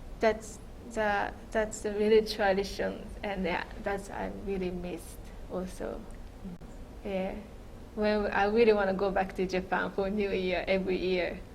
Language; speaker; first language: English; non-native, fluent; Japanese